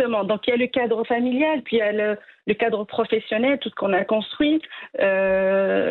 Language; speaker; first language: French; non-native, local second language; Arabic